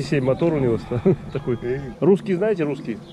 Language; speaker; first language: Russian; native; Russian